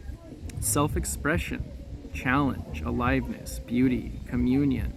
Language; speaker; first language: English; native; English